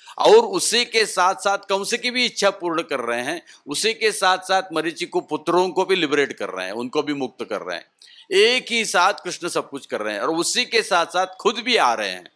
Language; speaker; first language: Hindi; non-native, local second language; Marathi